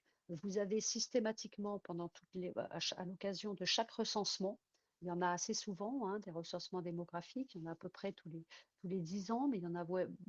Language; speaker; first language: French; native; French